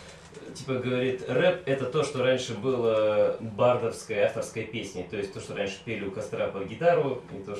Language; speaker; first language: Russian; native; Russian